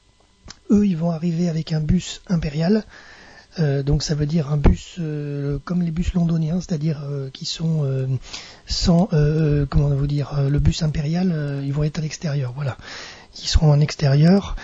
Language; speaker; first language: French; native; French